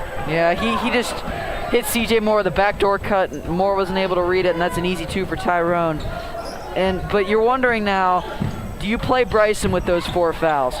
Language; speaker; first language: English; native; English